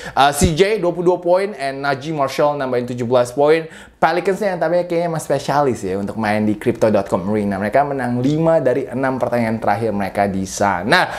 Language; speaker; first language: Indonesian; native; Indonesian